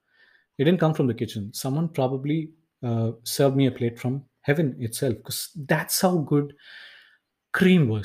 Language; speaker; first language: English; non-native, local second language; Tamil